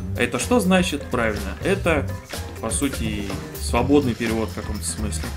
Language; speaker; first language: Russian; non-native, fluent; Romanian